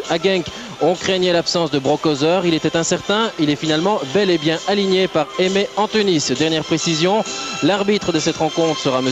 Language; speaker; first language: French; native; French